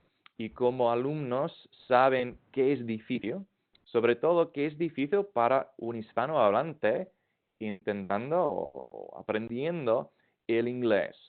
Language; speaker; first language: Spanish; non-native, fluent; English